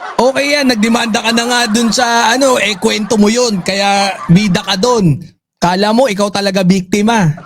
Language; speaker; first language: Filipino; native; Filipino